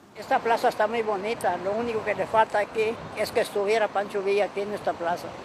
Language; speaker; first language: Spanish; native; Spanish